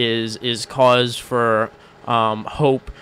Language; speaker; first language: English; native; English